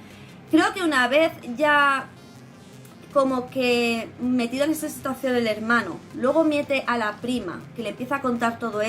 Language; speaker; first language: Spanish; native; Spanish